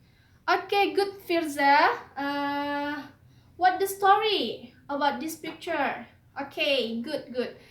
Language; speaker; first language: English; non-native, learner; Indonesian